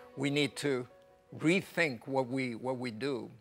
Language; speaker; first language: English; non-native, fluent; Korean